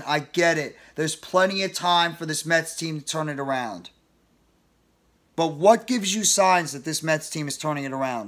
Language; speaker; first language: English; native; English